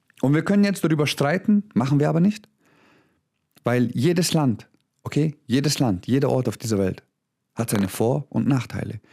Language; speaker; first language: German; early bilingual, other home language; Croatian